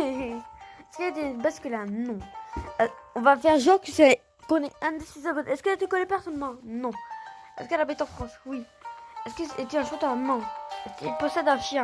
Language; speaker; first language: French; native; French